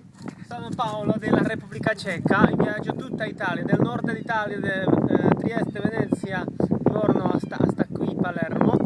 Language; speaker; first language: Italian; non-native, learner; Czech